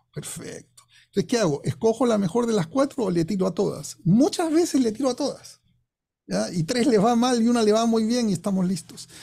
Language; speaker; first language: Spanish; non-native, fluent; English